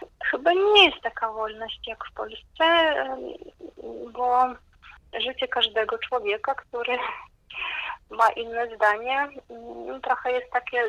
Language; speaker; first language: Polish; non-native, fluent; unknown